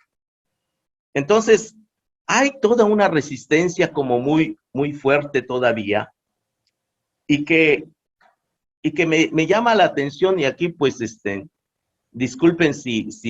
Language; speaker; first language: Spanish; non-native, local second language; Yucateco